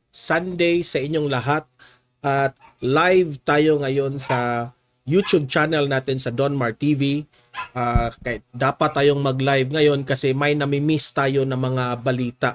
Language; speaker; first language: Filipino; non-native, local second language; Cebuano